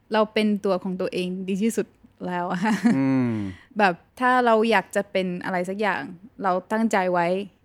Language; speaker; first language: Thai; non-native, fluent; Portuguese